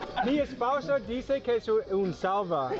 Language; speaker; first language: Spanish; non-native, learner; English